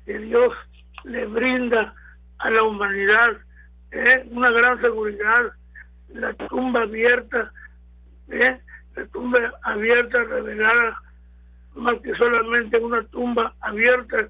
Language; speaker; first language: Spanish; native; Spanish